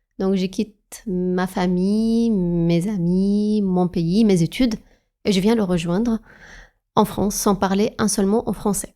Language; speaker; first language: French; non-native, fluent; Arabic